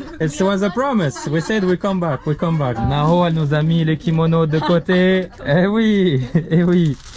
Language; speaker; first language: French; early bilingual, other home language; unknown